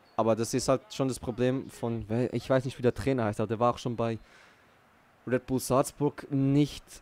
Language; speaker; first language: German; early bilingual, other home language; Portuguese